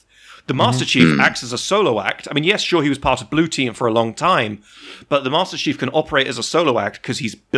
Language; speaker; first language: English; native; English